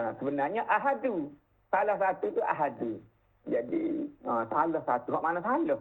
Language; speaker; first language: Malay; native; Malay